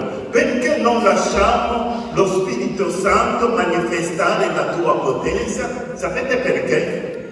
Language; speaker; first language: Italian; non-native, fluent; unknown